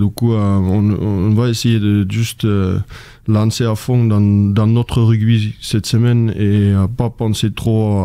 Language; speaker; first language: French; non-native, fluent; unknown